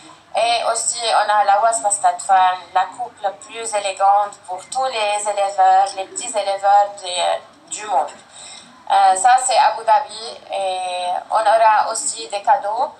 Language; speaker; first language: French; non-native, fluent; Arabic